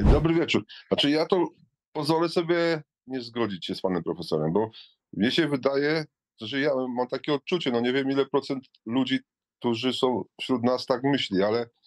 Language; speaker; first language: Polish; native; Polish